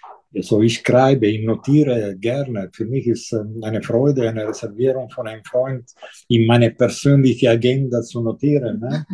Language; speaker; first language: German; non-native, fluent; Italian